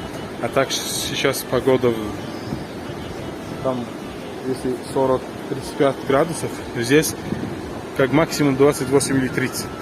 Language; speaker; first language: Russian; non-native, local second language; Tajik